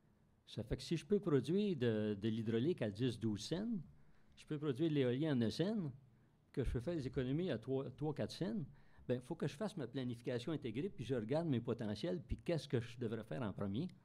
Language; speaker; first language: French; native; French